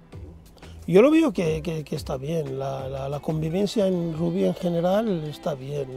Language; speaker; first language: Spanish; non-native, fluent; Arabic